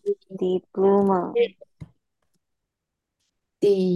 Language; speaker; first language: German; non-native, learner; Chinese